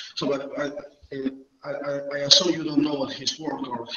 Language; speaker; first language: English; non-native, fluent; Spanish